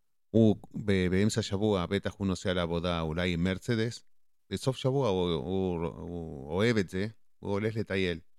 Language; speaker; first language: Hebrew; non-native, fluent; Spanish